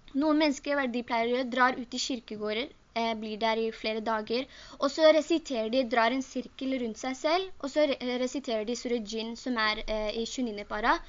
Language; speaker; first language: Norwegian; early bilingual, other home language; Urdu